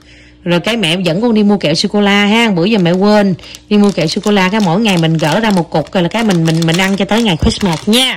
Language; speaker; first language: Vietnamese; native; Vietnamese